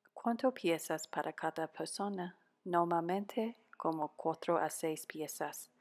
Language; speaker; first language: Spanish; non-native, fluent; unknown